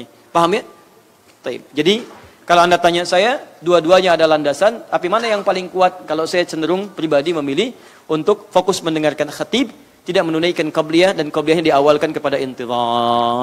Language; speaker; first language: Indonesian; native; Indonesian